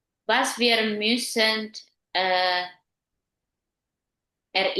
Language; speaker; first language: German; non-native, learner; Indonesian